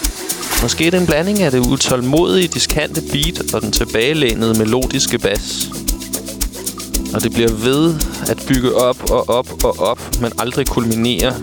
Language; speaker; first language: Danish; native; Danish